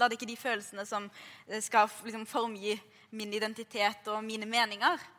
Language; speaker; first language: Norwegian; early bilingual, other home language; Arabic